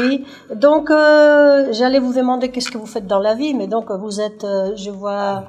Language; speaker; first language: French; native; French